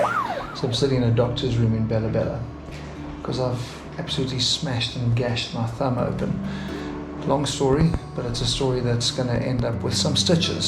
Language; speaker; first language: English; native; English